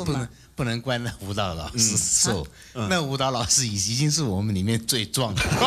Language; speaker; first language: Chinese; native; Chinese